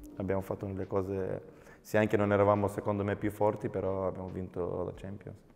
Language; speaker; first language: Italian; non-native, fluent; Macedonian